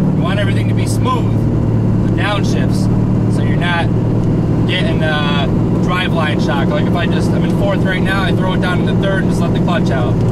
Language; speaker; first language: English; native; English